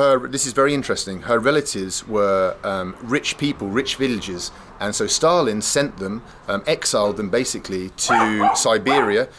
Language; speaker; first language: English; native; English